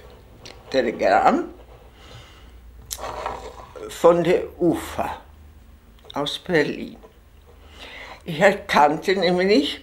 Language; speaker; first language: German; non-native, fluent; Czech